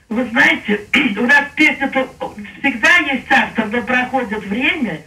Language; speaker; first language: Russian; native; Russian